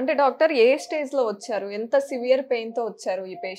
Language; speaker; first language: Telugu; native; Telugu